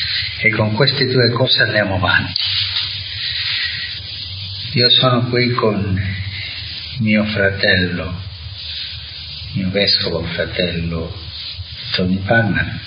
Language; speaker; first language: Italian; non-native, fluent; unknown